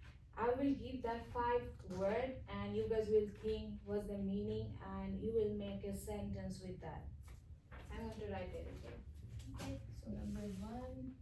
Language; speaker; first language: English; non-native, fluent; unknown